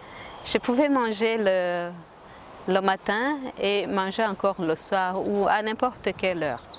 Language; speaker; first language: French; non-native, local second language; Kinyarwanda